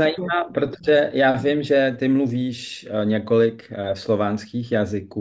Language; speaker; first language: Czech; early bilingual, heritage; French